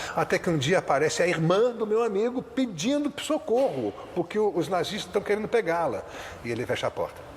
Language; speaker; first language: Portuguese; native; Portuguese